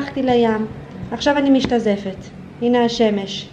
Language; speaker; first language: Hebrew; native; Hebrew